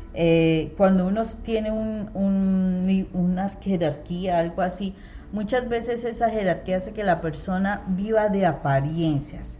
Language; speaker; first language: Spanish; native; Spanish